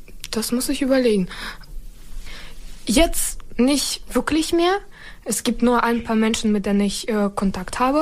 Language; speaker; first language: German; non-native, fluent; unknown